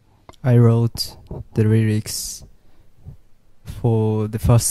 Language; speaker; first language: English; non-native, learner; Japanese